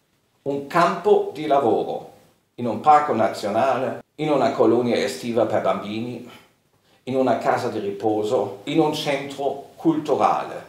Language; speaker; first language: Italian; non-native, fluent; German